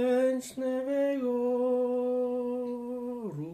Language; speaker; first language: Polish; non-native, learner; French